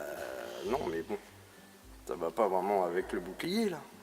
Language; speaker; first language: French; native; French